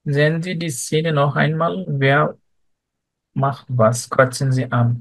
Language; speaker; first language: German; non-native, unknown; Bangla